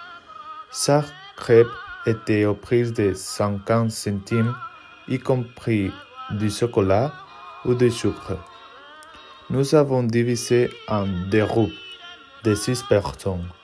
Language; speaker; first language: French; non-native, learner; Spanish